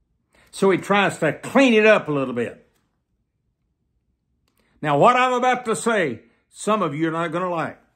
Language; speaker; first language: English; native; English